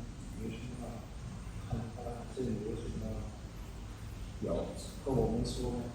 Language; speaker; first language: Chinese; non-native, learner; Indonesian